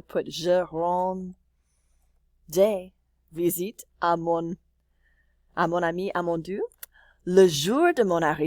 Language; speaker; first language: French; non-native, fluent; English